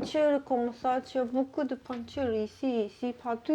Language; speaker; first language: French; non-native, learner; Japanese